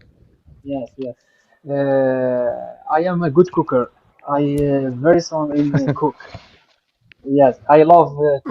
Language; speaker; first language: English; non-native, learner; Arabic